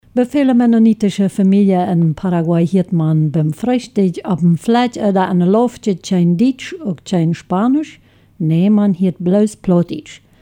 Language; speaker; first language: German; non-native, local second language; Low German